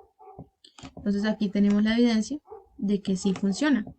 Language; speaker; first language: Spanish; native; Spanish